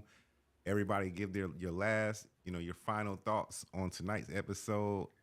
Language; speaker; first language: English; native; English